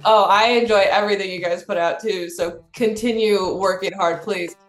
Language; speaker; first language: English; native; English